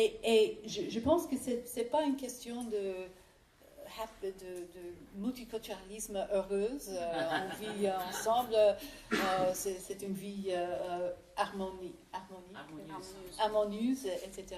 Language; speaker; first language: French; non-native, fluent; English